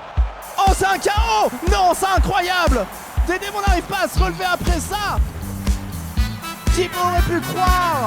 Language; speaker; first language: French; native; French